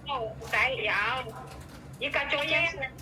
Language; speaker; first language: Cantonese; non-native, learner; Indonesian